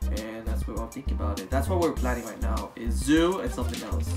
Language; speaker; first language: English; native; English